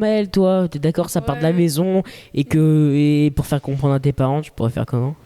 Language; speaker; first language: French; native; French